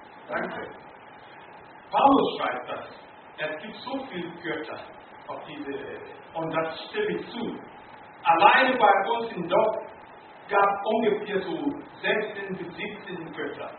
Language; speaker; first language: German; non-native, learner; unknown